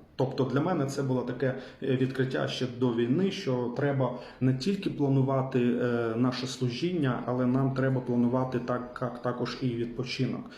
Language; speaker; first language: Ukrainian; non-native, local second language; Russian